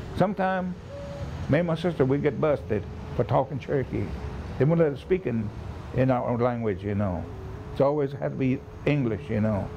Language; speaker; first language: English; native; English